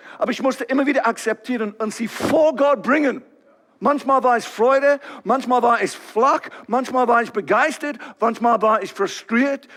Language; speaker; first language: German; non-native, local second language; English